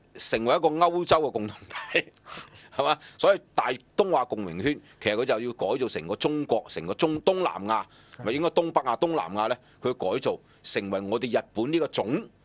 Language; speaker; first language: Cantonese; native; Cantonese